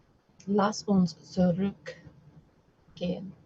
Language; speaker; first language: German; non-native, learner; English